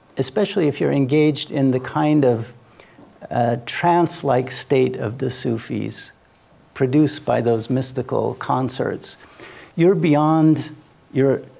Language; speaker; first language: English; native; English